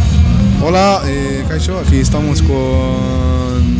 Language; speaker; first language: Spanish; non-native, learner; Arabic